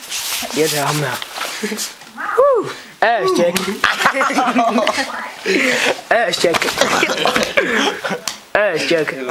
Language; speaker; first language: Danish; native; Danish